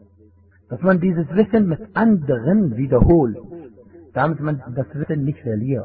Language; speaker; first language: German; non-native, fluent; Arabic